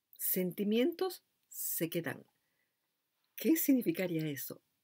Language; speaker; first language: Spanish; non-native, fluent; Japanese